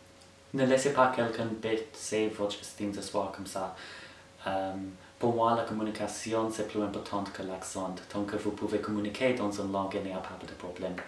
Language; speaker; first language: French; non-native, fluent; English